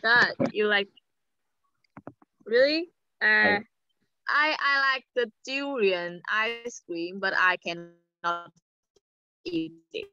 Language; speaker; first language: English; non-native, fluent; Vietnamese